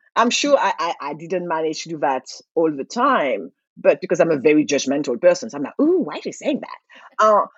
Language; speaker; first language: English; non-native, fluent; French